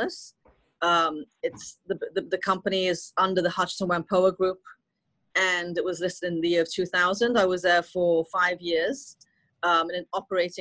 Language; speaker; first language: English; non-native, local second language; Cantonese